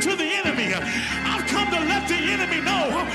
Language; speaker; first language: English; native; English